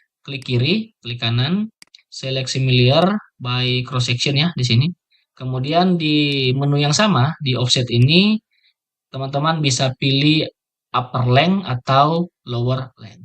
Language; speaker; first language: Indonesian; native; Indonesian